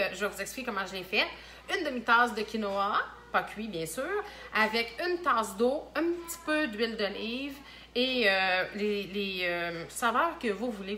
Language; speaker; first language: French; native; French